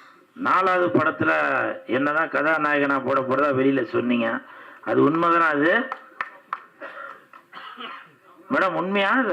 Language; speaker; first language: Tamil; native; Tamil